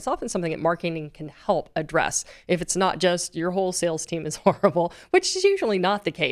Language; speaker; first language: English; native; English